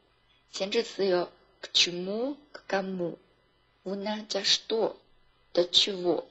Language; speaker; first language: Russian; non-native, fluent; Chinese